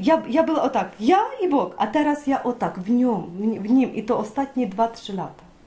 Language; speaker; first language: Polish; non-native, learner; Ukrainian